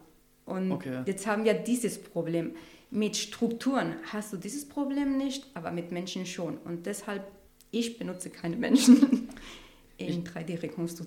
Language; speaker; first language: German; non-native, learner; Spanish